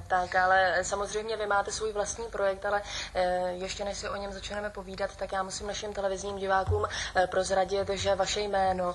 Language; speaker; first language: Czech; native; Czech